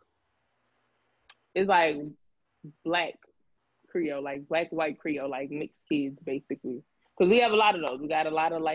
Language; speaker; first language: English; native; English